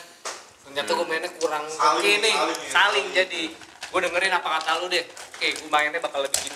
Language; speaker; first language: Indonesian; native; Indonesian